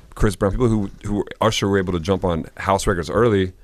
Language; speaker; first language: English; native; English